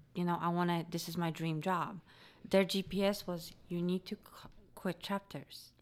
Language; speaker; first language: English; non-native, fluent; Polish